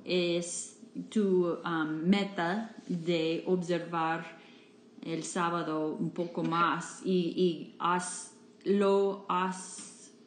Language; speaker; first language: Spanish; non-native, fluent; English